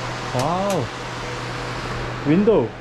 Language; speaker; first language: English; non-native, learner; Korean